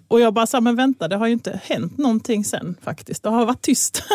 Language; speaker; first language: Swedish; native; Swedish